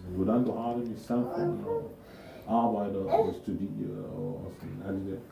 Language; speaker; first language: Danish; non-native, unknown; Arabic